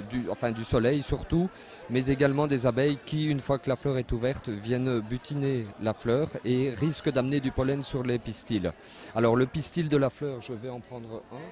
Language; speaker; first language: French; native; French